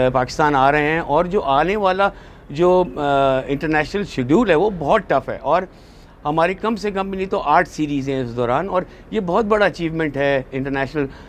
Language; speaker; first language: Urdu; native; Urdu